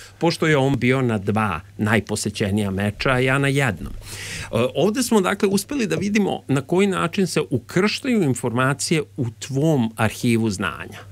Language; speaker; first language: Serbian; native; Serbian